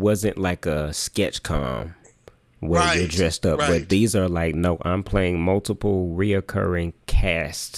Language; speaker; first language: English; native; English